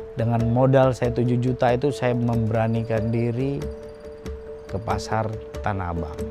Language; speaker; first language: Indonesian; native; Indonesian